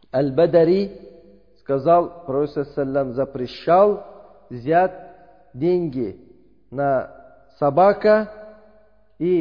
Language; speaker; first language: Russian; non-native, learner; Uzbek